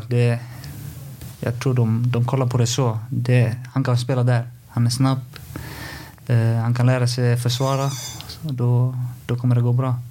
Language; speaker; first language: Swedish; non-native, fluent; Icelandic